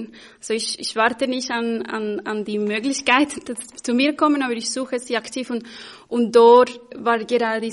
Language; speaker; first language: German; non-native, fluent; Spanish